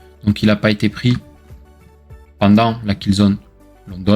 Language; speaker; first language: French; native; French